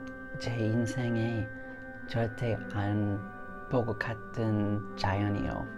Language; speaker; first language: Korean; non-native, learner; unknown